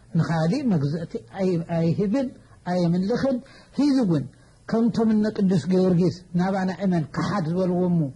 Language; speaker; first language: Tigrinya; native; Tigrinya